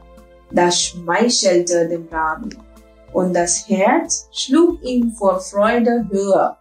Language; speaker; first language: German; non-native, fluent; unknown